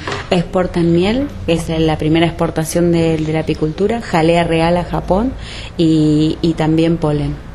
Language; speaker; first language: Spanish; native; Spanish